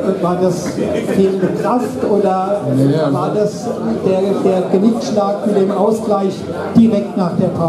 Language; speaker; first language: German; native; German